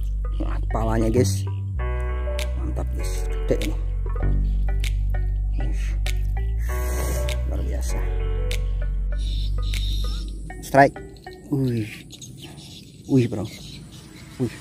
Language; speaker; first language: Indonesian; native; Indonesian